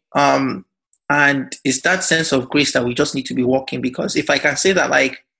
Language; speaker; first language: English; non-native, local second language; Yoruba